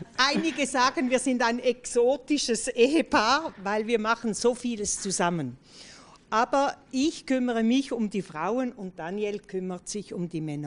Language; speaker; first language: German; non-native, fluent; French